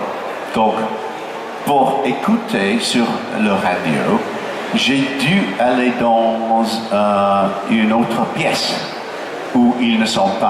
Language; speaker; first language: French; non-native, fluent; English